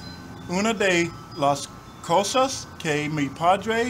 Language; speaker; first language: Spanish; non-native, learner; English